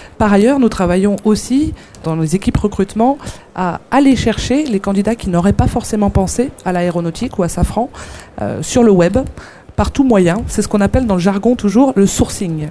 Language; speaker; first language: French; native; French